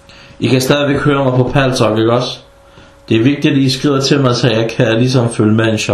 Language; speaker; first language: Danish; non-native, fluent; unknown